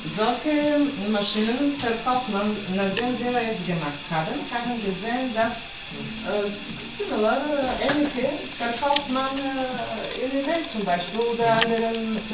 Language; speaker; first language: German; non-native, fluent; Bulgarian